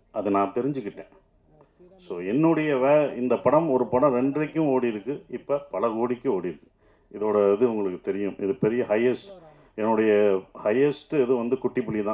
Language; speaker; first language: Tamil; native; Tamil